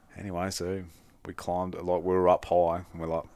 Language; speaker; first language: English; native; English